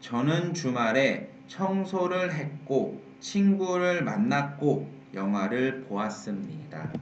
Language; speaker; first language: Korean; non-native, fluent; Vietnamese